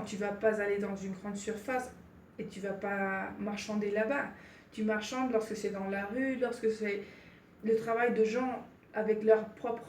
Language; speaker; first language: French; non-native, fluent; Spanish